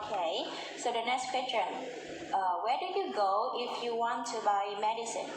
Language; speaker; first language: English; non-native, fluent; Vietnamese